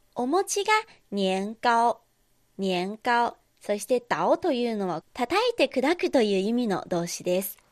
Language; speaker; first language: Japanese; non-native, fluent; Chinese